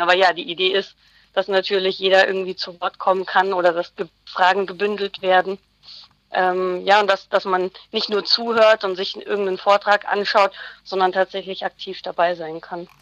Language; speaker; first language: German; native; German